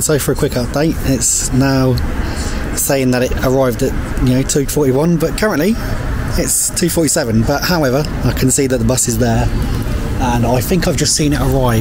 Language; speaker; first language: English; native; English